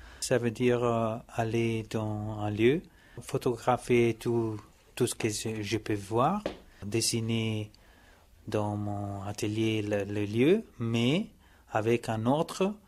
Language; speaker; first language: French; non-native, learner; Italian